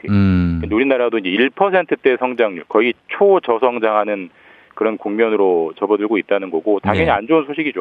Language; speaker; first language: Korean; native; Korean